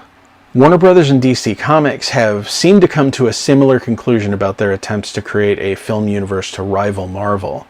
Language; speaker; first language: English; native; English